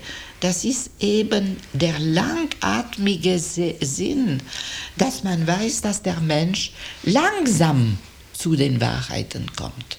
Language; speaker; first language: German; non-native, local second language; French